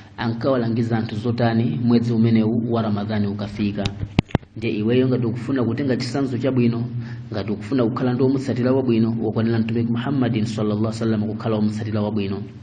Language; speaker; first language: Nyanja; non-native, local second language; Yao